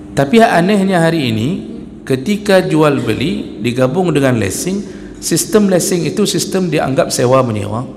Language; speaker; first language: Malay; non-native, local second language; Achinese